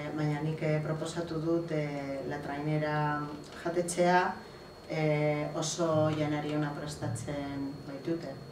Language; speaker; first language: Basque; non-native, local second language; Spanish